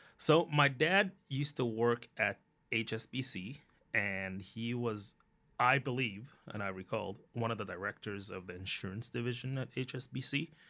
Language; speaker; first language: English; early bilingual, other home language; Cantonese